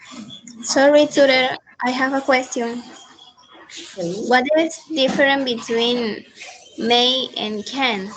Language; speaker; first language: English; non-native, learner; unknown